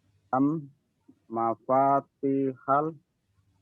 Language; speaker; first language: Arabic; non-native, learner; Indonesian